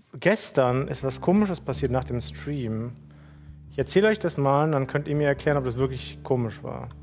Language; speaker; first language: German; early bilingual, other home language; Italian